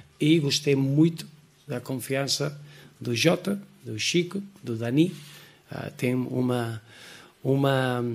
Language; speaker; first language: Portuguese; non-native, fluent; Spanish